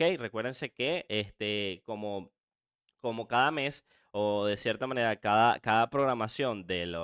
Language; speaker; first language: Spanish; native; Spanish